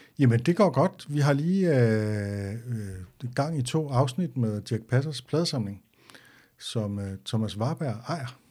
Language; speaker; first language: Danish; native; Danish